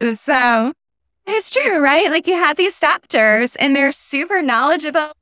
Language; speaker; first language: English; native; English